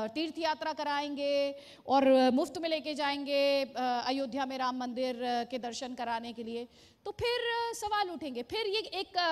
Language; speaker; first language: Hindi; native; Hindi